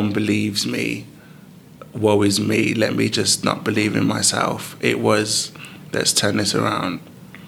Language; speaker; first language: English; native; English